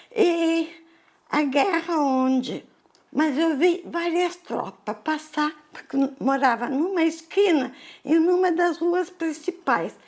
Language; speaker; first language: Portuguese; early bilingual, other home language; Italian